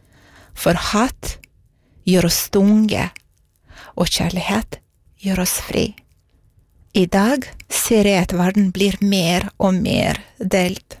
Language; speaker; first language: Norwegian; non-native, fluent; Romanian